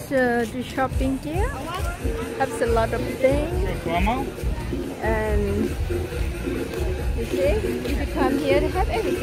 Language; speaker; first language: English; non-native, learner; Thai